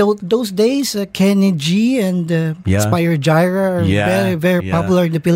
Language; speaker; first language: English; non-native, local second language; Filipino